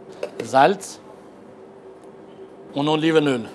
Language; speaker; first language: German; non-native, learner; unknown